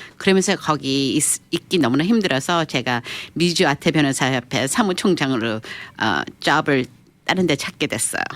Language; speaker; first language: Korean; early bilingual, heritage; Korean